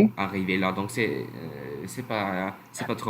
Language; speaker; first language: French; non-native, learner; English